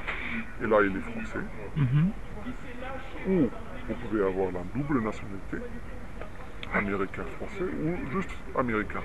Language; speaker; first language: French; non-native, fluent; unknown